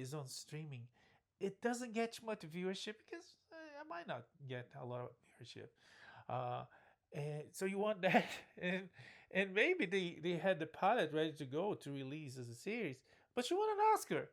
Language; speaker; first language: English; non-native, fluent; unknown